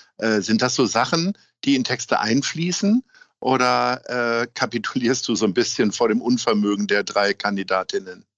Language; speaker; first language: German; native; German